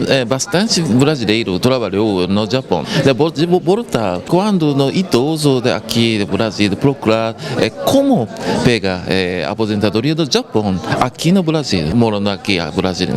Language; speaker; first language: Portuguese; non-native, learner; Japanese